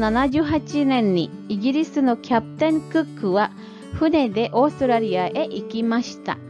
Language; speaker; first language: Japanese; non-native, fluent; Indonesian